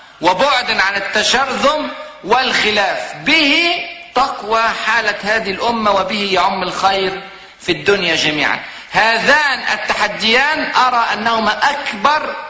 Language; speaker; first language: Arabic; native; Arabic